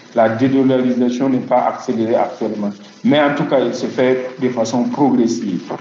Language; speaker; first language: French; non-native, local second language; Mossi